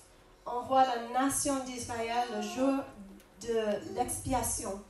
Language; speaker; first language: French; non-native, fluent; English